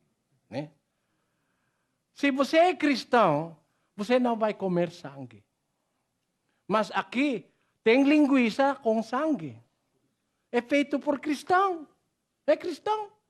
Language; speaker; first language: Portuguese; non-native, learner; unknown